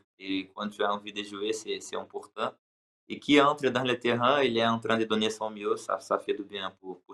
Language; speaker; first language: French; non-native, learner; Portuguese